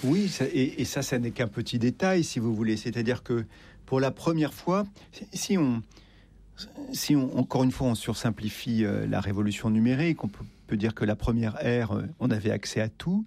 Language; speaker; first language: French; native; French